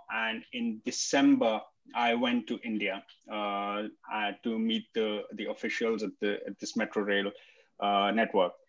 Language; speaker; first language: English; non-native, local second language; Hindi